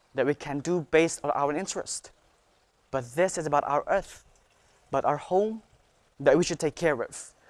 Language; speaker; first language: English; non-native, learner; Indonesian